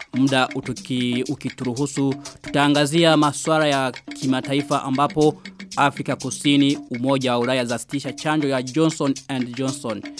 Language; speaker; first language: Swahili; non-native, local second language; Rundi